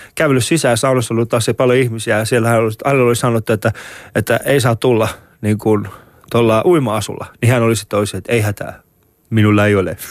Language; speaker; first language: Finnish; early bilingual, other home language; Persian